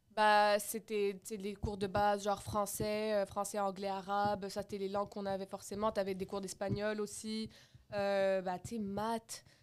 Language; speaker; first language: French; non-native, local second language; Arabic